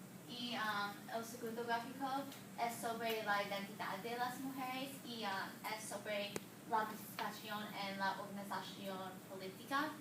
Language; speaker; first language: Spanish; non-native, learner; English